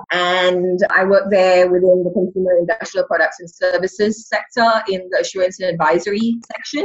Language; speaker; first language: English; non-native, local second language; Tamil